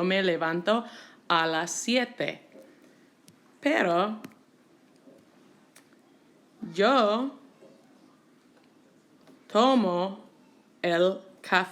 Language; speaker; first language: Spanish; non-native, fluent; English